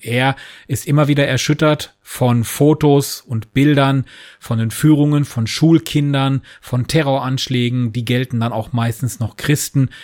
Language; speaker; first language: German; native; German